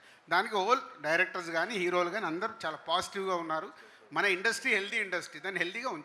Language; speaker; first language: Telugu; native; Telugu